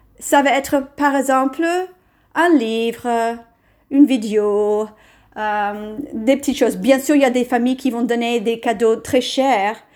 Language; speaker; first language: French; non-native, fluent; English